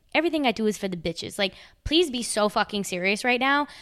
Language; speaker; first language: English; native; English